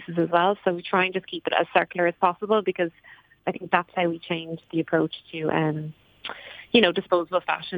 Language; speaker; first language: English; native; English